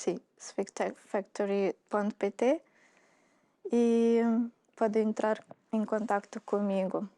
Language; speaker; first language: Portuguese; non-native, fluent; Russian